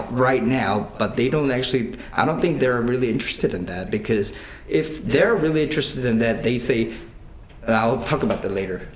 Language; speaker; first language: English; non-native, fluent; Korean